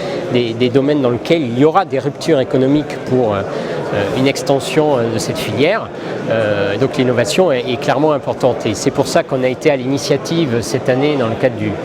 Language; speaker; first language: French; native; French